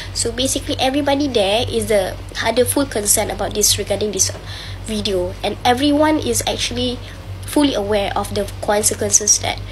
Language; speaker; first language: English; non-native, local second language; Malay